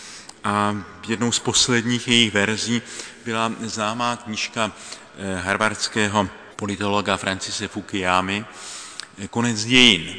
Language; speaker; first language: Czech; native; Czech